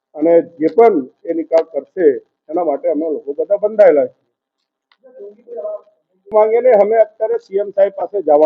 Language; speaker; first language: Gujarati; non-native, local second language; Hindi